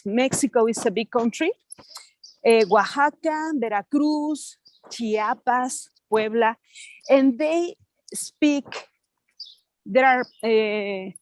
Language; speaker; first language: English; non-native, fluent; Spanish